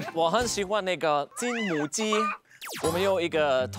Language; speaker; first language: Chinese; non-native, learner; German